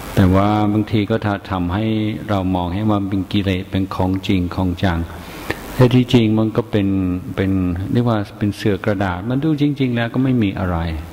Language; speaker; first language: Thai; non-native, fluent; English